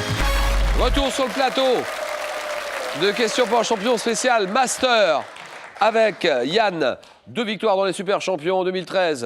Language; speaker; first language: French; native; French